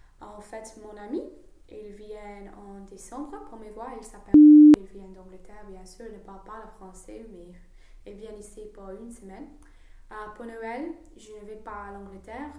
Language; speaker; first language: French; non-native, learner; English